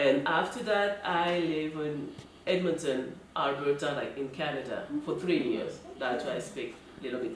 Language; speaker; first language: English; non-native, learner; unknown